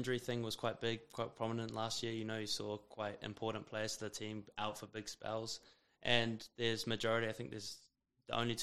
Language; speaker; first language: English; native; English